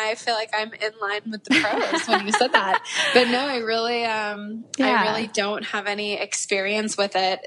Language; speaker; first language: English; native; English